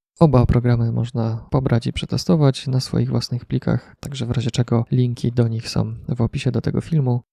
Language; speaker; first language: Polish; native; Polish